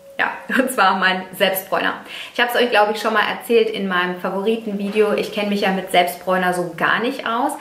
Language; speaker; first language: German; non-native, fluent; Italian